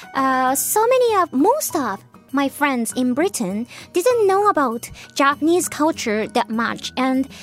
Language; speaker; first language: English; non-native, fluent; Japanese